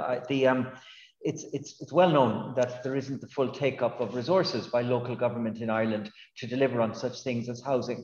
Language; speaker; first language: English; native; English